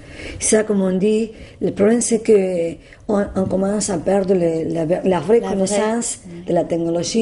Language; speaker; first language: French; non-native, learner; Spanish